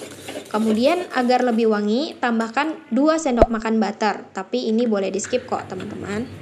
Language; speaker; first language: Indonesian; native; Indonesian